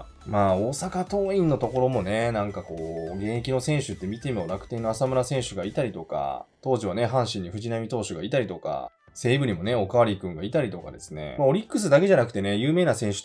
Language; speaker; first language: Japanese; native; Japanese